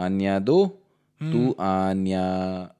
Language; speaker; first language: Spanish; non-native, learner; Hindi